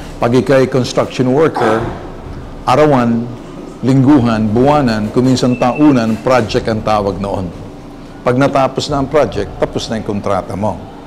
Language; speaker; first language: Filipino; native; Filipino